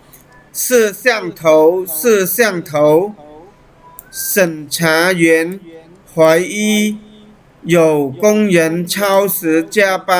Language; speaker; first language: Chinese; non-native, fluent; Khmer